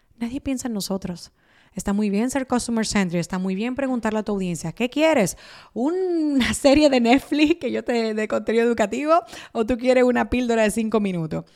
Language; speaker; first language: Spanish; early bilingual, other home language; Italian